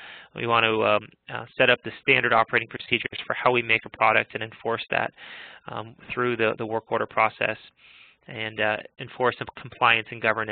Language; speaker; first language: English; native; English